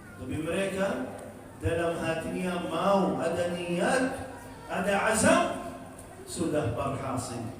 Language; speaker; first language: Malay; non-native, fluent; Arabic